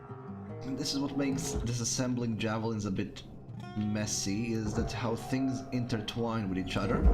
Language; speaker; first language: English; native; English